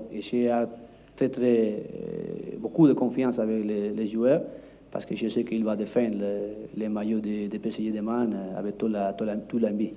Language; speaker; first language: French; non-native, learner; Spanish